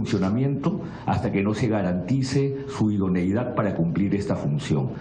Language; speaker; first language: Spanish; native; Spanish